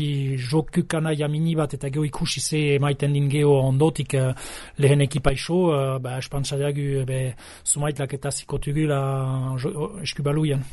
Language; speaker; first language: Basque; native; Basque